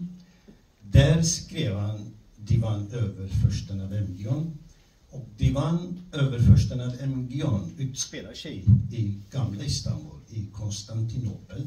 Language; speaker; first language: Swedish; non-native, fluent; Kurdish